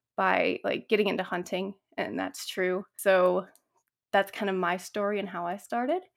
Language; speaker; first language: English; native; English